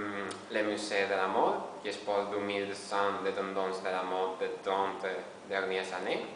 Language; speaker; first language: French; non-native, learner; Spanish